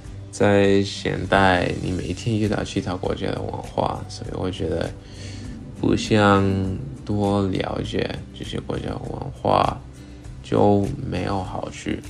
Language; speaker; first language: Chinese; non-native, fluent; English